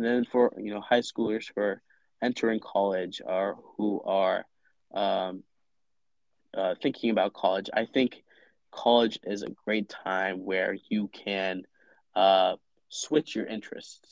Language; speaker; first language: English; native; English